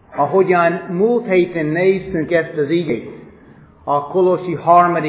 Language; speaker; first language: Hungarian; non-native, fluent; English